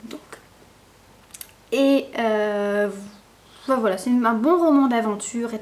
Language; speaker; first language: French; native; French